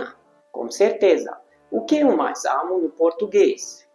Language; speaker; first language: Portuguese; non-native, fluent; Hungarian